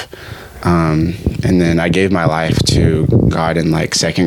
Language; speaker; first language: English; early bilingual, other home language; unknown